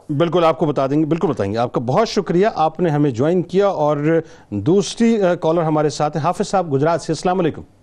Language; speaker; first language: Urdu; native; Urdu